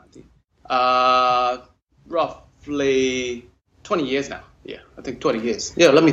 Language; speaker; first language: English; non-native, local second language; Cantonese